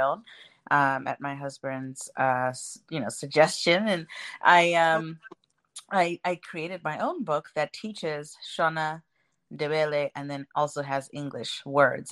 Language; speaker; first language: English; non-native, local second language; Shona